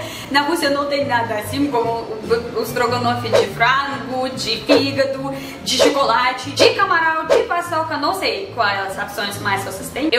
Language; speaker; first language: Portuguese; non-native, fluent; Russian